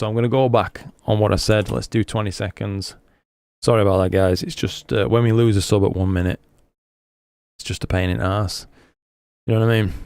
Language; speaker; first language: English; native; English